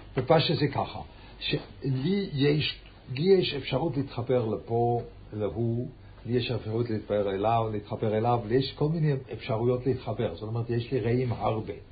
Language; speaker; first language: Hebrew; non-native, fluent; English